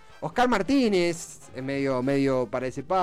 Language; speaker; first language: Spanish; native; Spanish